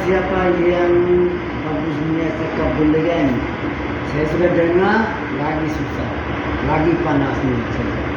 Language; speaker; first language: Indonesian; non-native, learner; Bangla